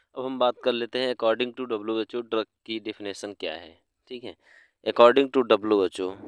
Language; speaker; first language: Hindi; native; Hindi